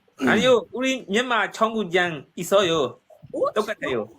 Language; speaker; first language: Korean; non-native, learner; Burmese